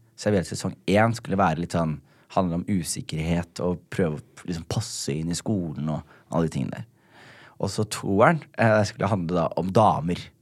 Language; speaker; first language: Norwegian; early bilingual, other home language; Somali